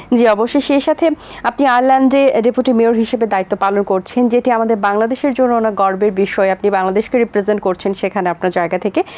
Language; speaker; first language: Bangla; native; Bangla